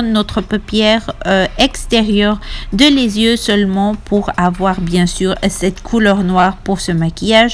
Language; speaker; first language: French; non-native, fluent; Spanish